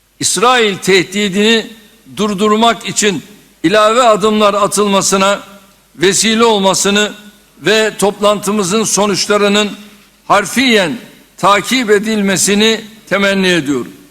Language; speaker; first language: Turkish; native; Turkish